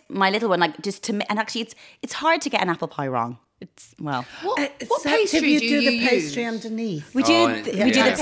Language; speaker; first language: English; native; English